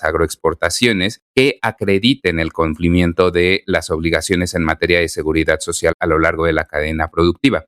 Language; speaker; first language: Spanish; native; Spanish